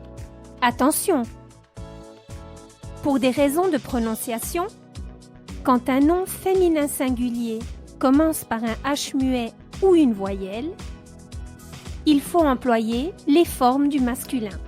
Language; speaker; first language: French; non-native, fluent; Spanish